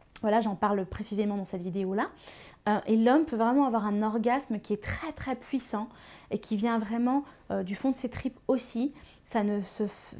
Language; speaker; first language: French; native; French